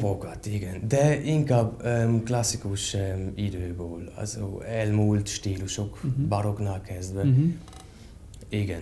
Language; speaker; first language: Hungarian; non-native, fluent; German